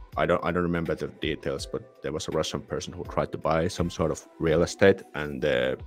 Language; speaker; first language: English; non-native, fluent; Finnish